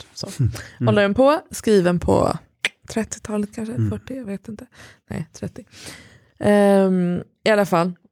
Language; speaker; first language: Swedish; early bilingual, other home language; Persian